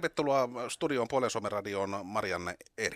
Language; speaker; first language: Finnish; native; Finnish